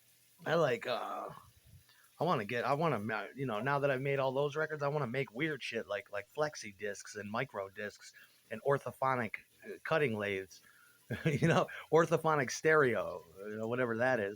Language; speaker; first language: English; native; English